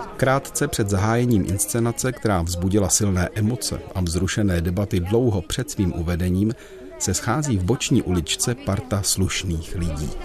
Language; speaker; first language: Czech; native; Czech